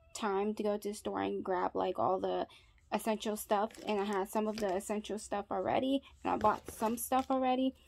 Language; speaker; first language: English; native; English